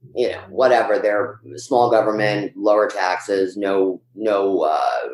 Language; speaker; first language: English; early bilingual, other home language; Swedish